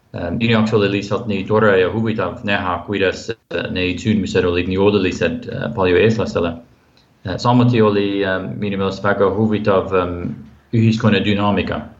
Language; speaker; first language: Estonian; non-native, fluent; English